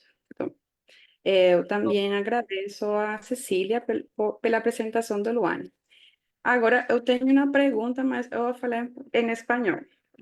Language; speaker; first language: Portuguese; non-native, fluent; Spanish